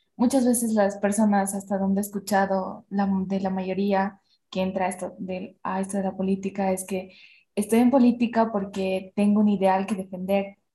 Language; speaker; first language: Spanish; native; Spanish